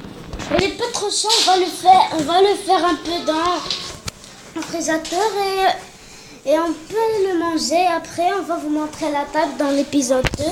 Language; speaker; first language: French; non-native, learner; Arabic